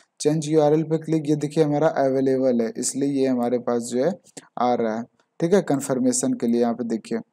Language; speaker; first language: Hindi; native; Hindi